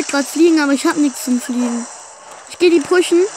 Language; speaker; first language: German; native; German